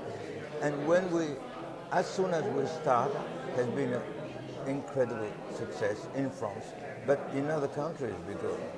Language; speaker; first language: English; non-native, fluent; Italian